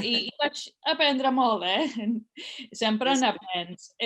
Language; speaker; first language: Catalan; non-native, fluent; English